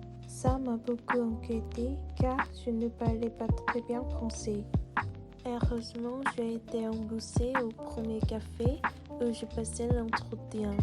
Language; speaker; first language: French; non-native, learner; Korean